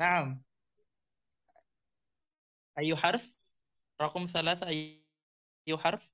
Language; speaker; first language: Arabic; non-native, fluent; Indonesian